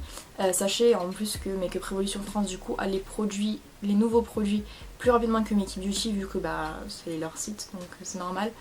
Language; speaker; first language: French; native; French